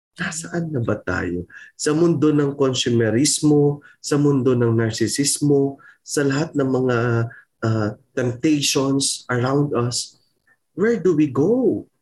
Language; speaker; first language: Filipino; non-native, local second language; Pampanga